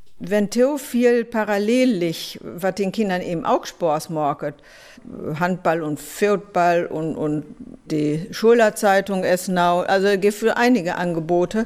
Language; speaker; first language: German; native; German